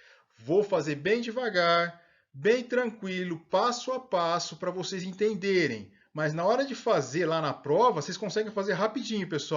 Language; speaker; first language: Portuguese; native; Portuguese